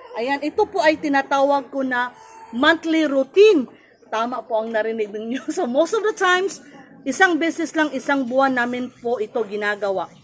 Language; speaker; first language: Filipino; non-native, local second language; Cebuano